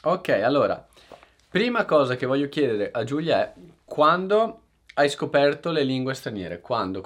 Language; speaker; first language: Italian; native; Italian